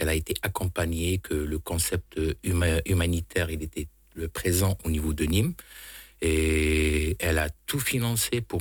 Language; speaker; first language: French; non-native, local second language; Arabic